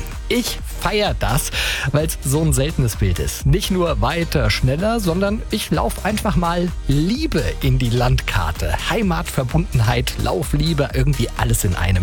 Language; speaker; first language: German; native; German